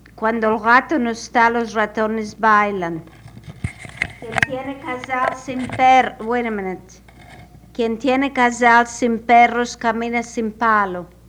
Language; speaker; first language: Spanish; native; Spanish